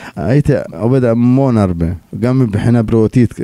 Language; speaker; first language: Hebrew; non-native, local second language; Arabic